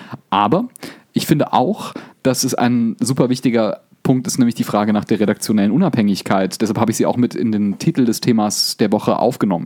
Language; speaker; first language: German; native; German